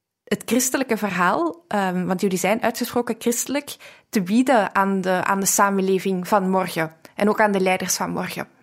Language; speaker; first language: Dutch; native; Dutch